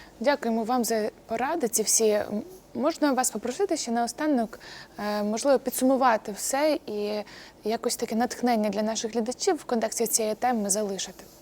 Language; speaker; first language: Ukrainian; native; Ukrainian